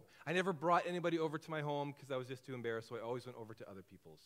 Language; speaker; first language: English; native; English